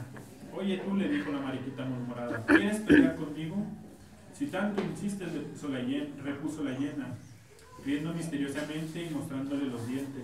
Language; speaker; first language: Spanish; native; Spanish